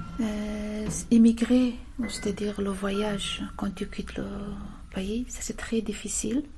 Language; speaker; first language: French; non-native, learner; Persian